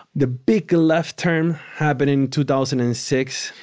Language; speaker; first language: English; early bilingual, other home language; Spanish